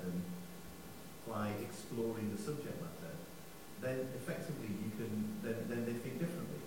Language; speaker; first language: English; native; English